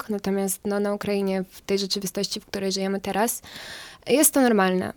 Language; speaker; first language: Polish; non-native, fluent; Ukrainian